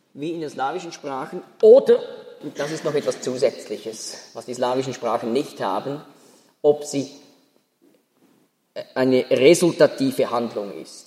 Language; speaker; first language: German; native; German